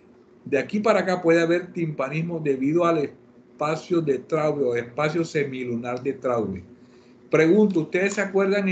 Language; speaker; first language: Spanish; native; Spanish